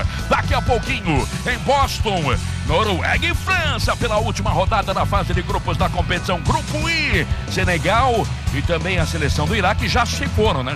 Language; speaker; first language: Portuguese; native; Portuguese